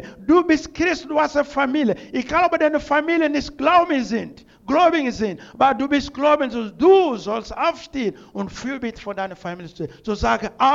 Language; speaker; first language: German; non-native, learner; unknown